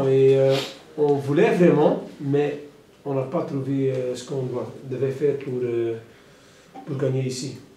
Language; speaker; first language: French; non-native, local second language; Dutch